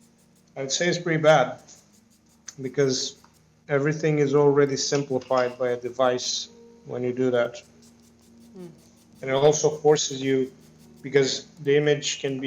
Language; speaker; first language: English; non-native, fluent; Romanian